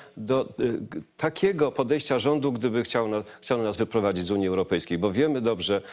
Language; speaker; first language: Polish; native; Polish